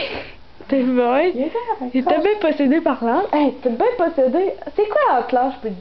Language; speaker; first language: French; native; French